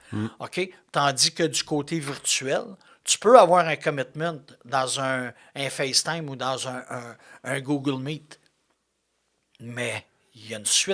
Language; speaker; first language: French; native; French